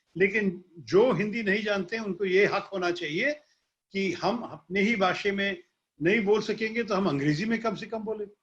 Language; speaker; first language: Hindi; non-native, local second language; Malayalam